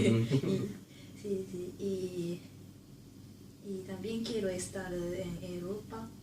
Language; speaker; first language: Spanish; non-native, learner; Japanese